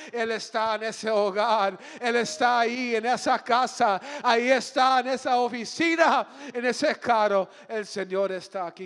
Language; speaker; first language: Spanish; early bilingual, heritage; Spanish